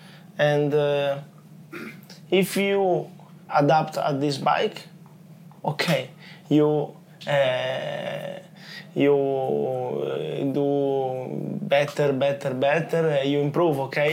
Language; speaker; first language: English; non-native, learner; Italian